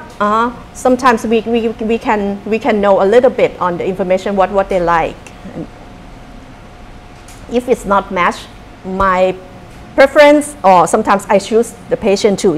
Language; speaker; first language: English; non-native, fluent; Thai